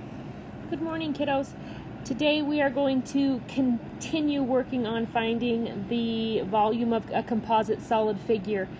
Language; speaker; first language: English; native; English